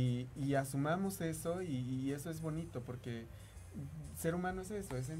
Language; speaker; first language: Spanish; native; Spanish